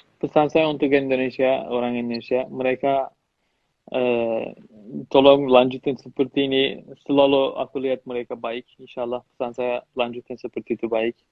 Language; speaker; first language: Indonesian; non-native, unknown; Turkish